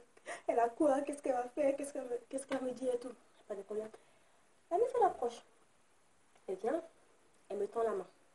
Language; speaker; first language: French; native; French